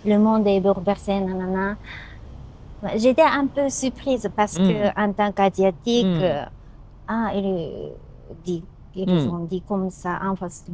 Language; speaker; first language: French; non-native, learner; Japanese